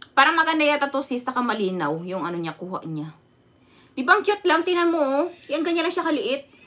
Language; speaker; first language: Filipino; non-native, local second language; Cebuano